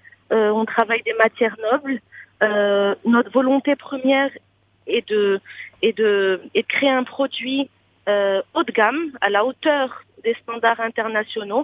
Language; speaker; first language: French; non-native, local second language; Arabic